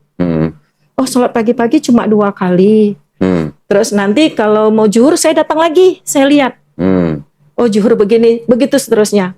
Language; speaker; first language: Indonesian; native; Indonesian